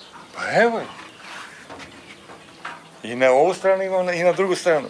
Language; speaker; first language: Serbian; native; Serbian